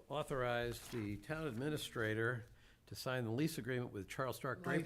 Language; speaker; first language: English; native; English